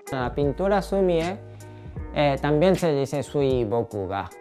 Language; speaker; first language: Spanish; non-native, fluent; Japanese